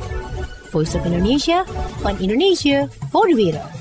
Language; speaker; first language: Dutch; non-native, fluent; Indonesian